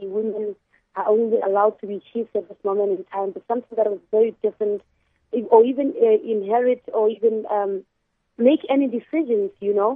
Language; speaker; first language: English; non-native, local second language; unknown